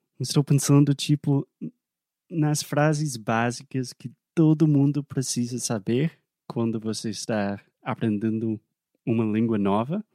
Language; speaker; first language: Portuguese; non-native, fluent; English